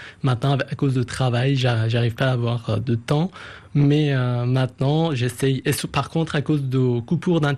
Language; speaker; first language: French; non-native, fluent; Persian